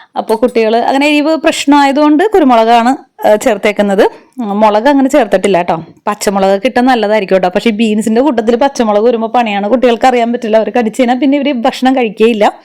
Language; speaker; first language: Malayalam; native; Malayalam